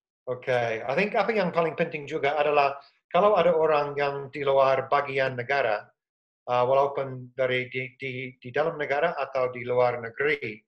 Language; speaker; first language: Indonesian; non-native, fluent; English